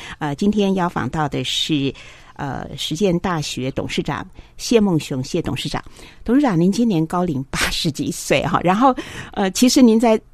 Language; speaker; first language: Chinese; native; Chinese